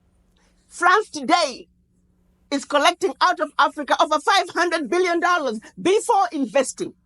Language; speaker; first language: English; non-native, local second language; Shona